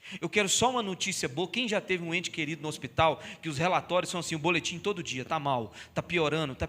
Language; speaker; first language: Portuguese; native; Portuguese